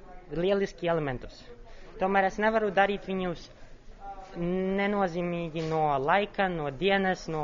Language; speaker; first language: Latvian; non-native, local second language; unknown